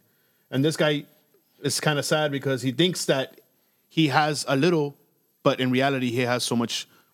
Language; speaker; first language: English; non-native, fluent; Spanish